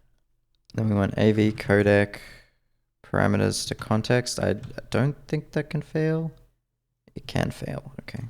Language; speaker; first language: English; native; English